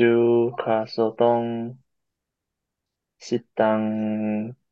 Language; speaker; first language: Korean; non-native, learner; Chinese